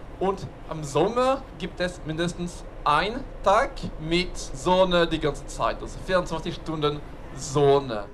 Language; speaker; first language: German; non-native, learner; Norwegian